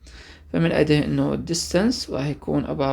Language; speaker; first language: Arabic; native; Arabic